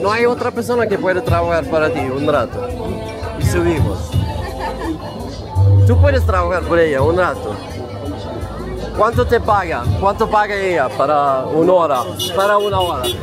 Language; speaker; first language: Spanish; non-native, fluent; Swedish